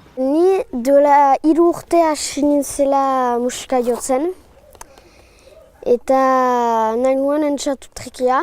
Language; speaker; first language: Basque; non-native, local second language; French